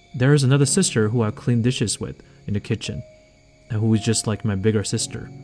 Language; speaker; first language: English; non-native, fluent; Chinese